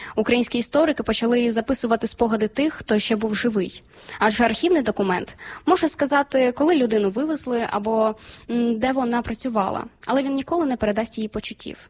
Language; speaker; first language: Ukrainian; native; Ukrainian